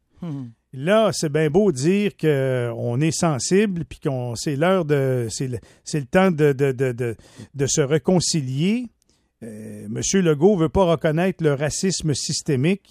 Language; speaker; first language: French; native; French